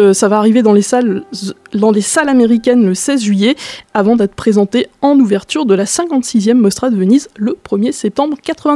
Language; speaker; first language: French; native; French